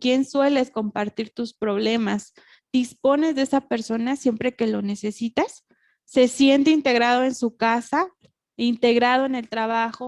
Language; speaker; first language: Spanish; native; Spanish